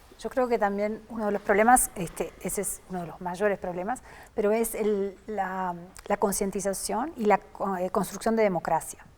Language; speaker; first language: Spanish; native; Spanish